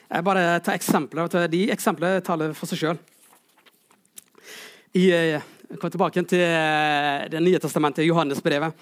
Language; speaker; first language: Norwegian; non-native, fluent; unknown